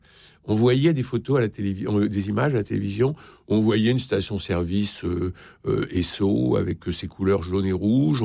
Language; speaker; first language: French; native; French